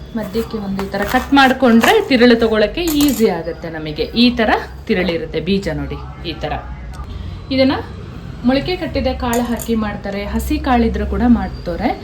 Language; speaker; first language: Kannada; non-native, local second language; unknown